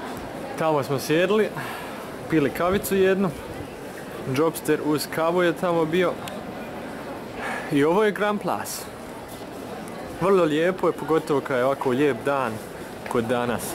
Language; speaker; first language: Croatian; early bilingual, heritage; Croatian